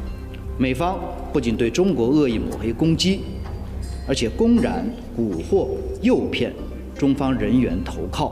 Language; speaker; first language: Chinese; native; Chinese